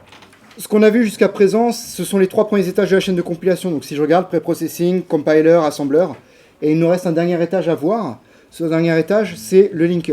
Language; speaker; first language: French; native; French